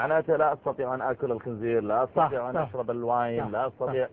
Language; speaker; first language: Arabic; native; Arabic